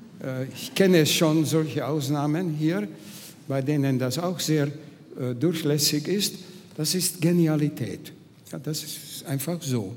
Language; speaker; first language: German; non-native, fluent; Hungarian